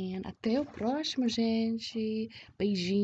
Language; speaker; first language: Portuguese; non-native, fluent; English